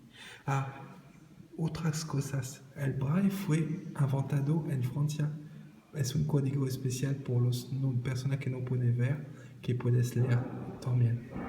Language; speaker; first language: Spanish; non-native, learner; French